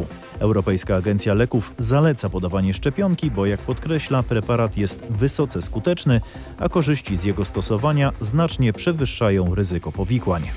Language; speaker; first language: Polish; native; Polish